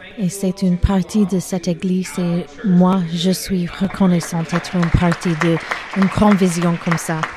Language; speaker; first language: French; non-native, learner; English